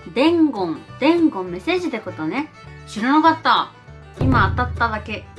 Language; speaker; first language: Japanese; non-native, learner; Spanish